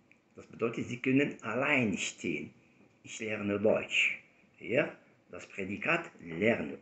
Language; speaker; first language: German; non-native, fluent; Arabic